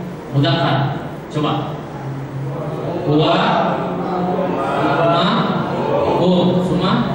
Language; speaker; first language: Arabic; non-native, fluent; Indonesian